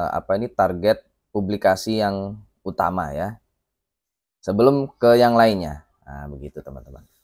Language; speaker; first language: Indonesian; native; Indonesian